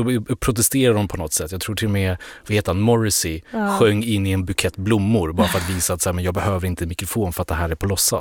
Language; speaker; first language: Swedish; native; Swedish